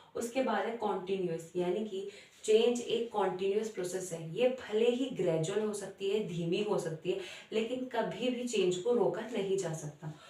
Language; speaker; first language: Hindi; native; Hindi